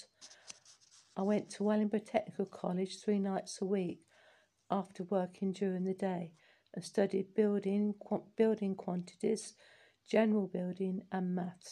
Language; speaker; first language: English; native; English